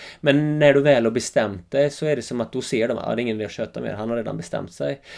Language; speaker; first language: Swedish; native; Swedish